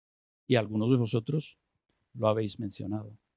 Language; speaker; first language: Spanish; native; Spanish